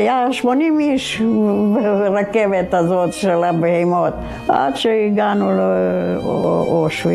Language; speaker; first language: Hebrew; non-native, fluent; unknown